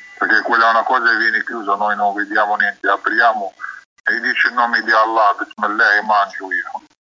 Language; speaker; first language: Italian; non-native, learner; Arabic